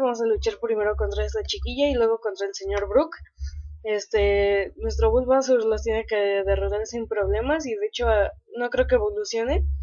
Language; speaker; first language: Spanish; native; Spanish